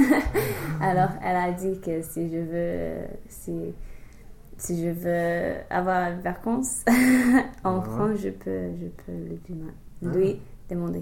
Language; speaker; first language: French; non-native, fluent; English